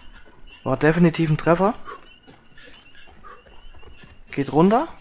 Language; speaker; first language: German; native; German